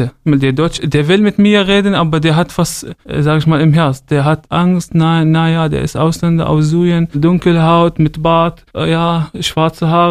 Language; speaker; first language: German; non-native, fluent; Arabic